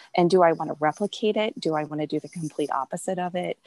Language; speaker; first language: English; native; English